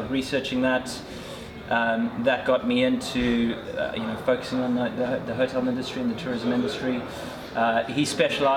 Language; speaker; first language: English; native; English